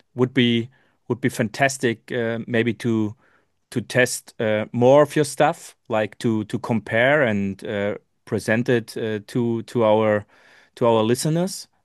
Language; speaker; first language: English; non-native, learner; German